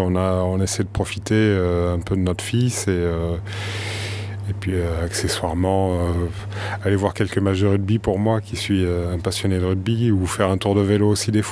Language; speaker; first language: French; native; French